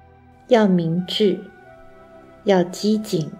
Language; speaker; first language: Chinese; native; Chinese